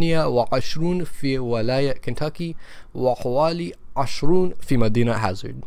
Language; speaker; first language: Arabic; non-native, learner; English